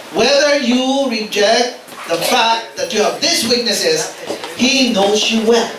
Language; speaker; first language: English; non-native, local second language; Filipino